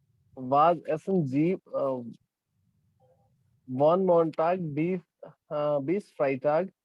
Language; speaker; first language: German; non-native, learner; Hindi